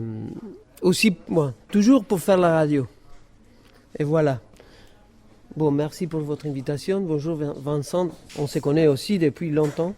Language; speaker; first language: French; non-native, fluent; Spanish